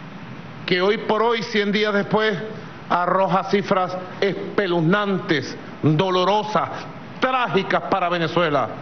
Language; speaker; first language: Spanish; native; Spanish